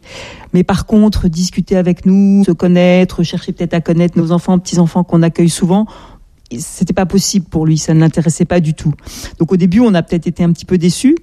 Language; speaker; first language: French; native; French